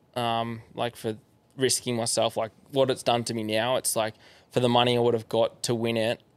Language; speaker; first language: English; native; English